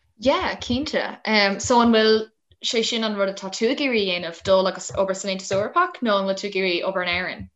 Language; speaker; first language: Irish; non-native, local second language; English